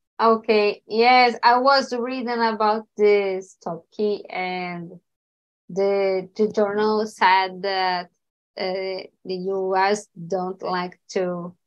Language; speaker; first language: English; non-native, learner; Portuguese